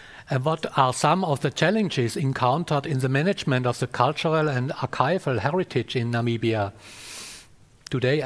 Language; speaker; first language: English; non-native, fluent; German